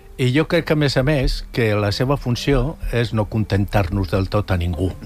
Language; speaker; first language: Catalan; non-native, local second language; Spanish